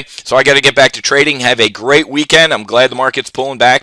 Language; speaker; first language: English; native; English